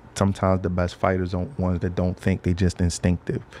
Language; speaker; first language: English; native; English